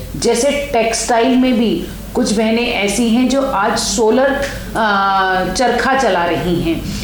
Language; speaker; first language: Hindi; native; Hindi